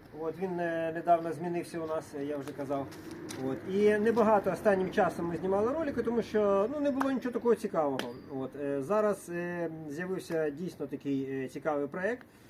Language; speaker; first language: Ukrainian; non-native, local second language; Russian